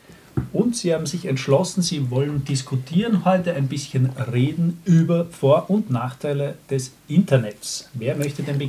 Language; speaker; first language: German; native; German